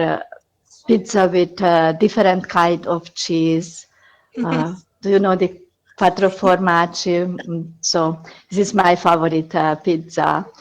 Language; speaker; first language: English; non-native, learner; Hungarian